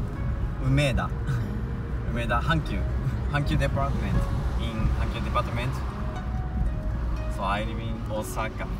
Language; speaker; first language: English; non-native, learner; Japanese